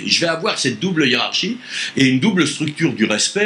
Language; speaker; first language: French; native; French